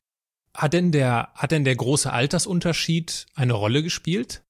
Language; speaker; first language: German; native; German